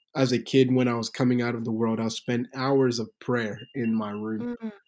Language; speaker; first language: English; early bilingual, other home language; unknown